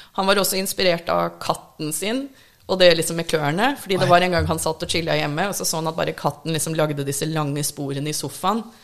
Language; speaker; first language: Norwegian; early bilingual, other home language; English